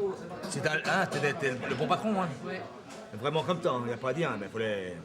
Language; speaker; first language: French; native; French